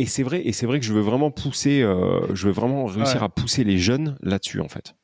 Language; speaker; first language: French; native; French